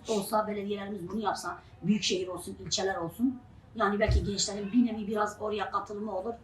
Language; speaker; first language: Turkish; non-native, local second language; Arabic